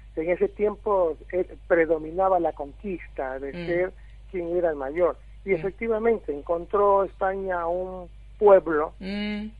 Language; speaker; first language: Spanish; native; Spanish